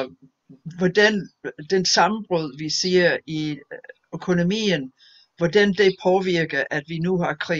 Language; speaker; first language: Danish; non-native, fluent; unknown